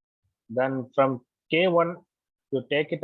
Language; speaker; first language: English; non-native, local second language; Tamil